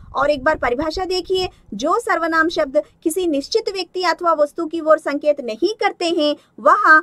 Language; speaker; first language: Hindi; non-native, local second language; Telugu